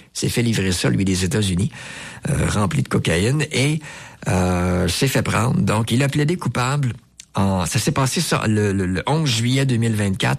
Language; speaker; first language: French; native; French